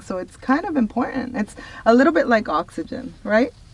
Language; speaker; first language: English; early bilingual, other home language; Spanish